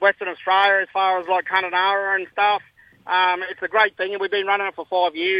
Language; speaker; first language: English; native; English